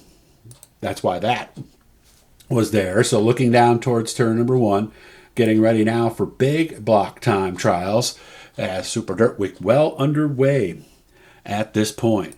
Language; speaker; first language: English; native; English